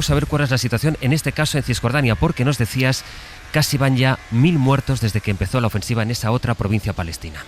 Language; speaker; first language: Spanish; native; Spanish